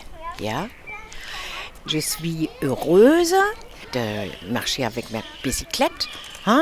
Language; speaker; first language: French; non-native, fluent; German